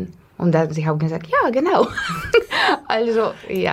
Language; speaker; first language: German; non-native, learner; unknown